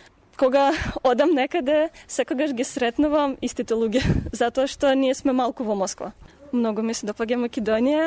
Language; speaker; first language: Macedonian; non-native, fluent; Russian